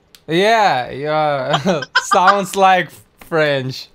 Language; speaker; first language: English; non-native, learner; Tatar